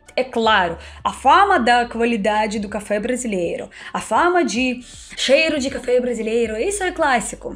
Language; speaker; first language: Portuguese; non-native, fluent; Russian